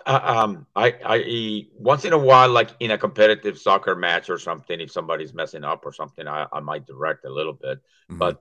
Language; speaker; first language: English; non-native, fluent; Spanish